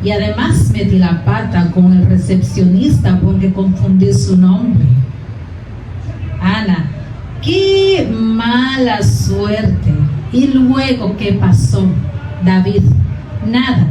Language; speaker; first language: Spanish; non-native, fluent; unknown